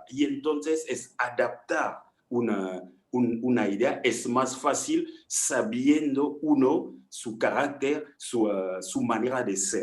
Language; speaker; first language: Spanish; non-native, fluent; French